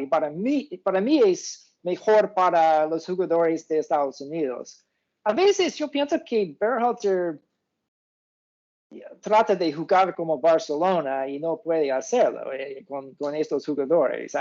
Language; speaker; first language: Spanish; non-native, fluent; English